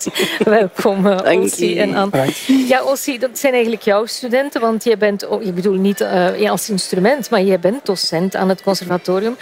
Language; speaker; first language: Dutch; native; Dutch